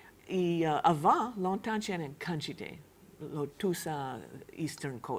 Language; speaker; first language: Haitian Creole; non-native, fluent; English